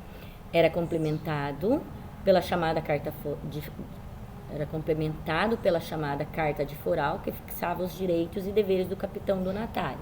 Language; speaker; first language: Portuguese; native; Portuguese